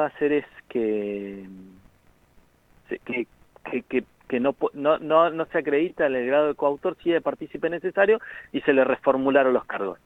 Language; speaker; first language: Spanish; native; Spanish